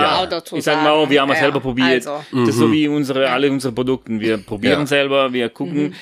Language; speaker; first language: German; non-native, fluent; Italian